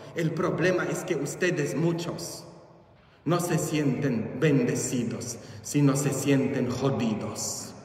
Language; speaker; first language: Spanish; non-native, fluent; Polish